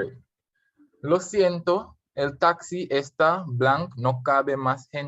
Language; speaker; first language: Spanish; non-native, fluent; English